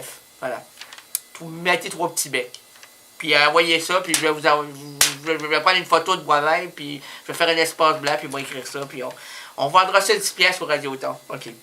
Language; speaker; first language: French; native; French